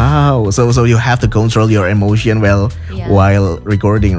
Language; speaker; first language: English; non-native, learner; Indonesian